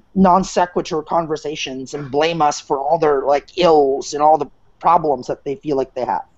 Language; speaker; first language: English; non-native, local second language; Filipino